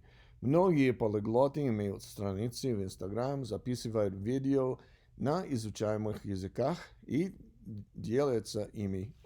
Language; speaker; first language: Russian; non-native, learner; English